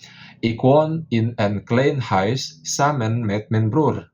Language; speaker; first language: Dutch; non-native, fluent; Indonesian